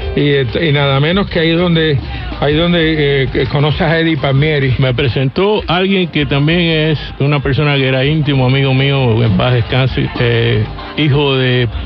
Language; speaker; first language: Spanish; native; Spanish